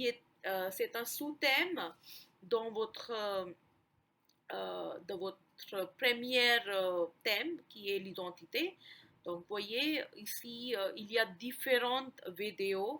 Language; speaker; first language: French; non-native, fluent; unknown